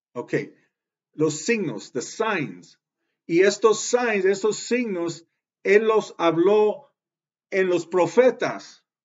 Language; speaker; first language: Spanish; early bilingual, heritage; Spanish